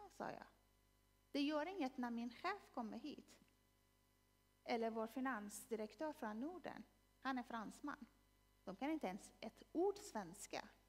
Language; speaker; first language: Swedish; non-native, fluent; Persian